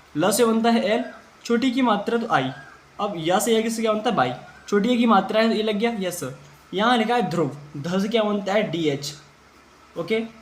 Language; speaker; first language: Hindi; native; Hindi